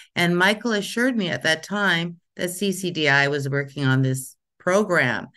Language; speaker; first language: English; native; English